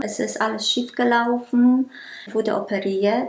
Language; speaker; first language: German; non-native, local second language; Polish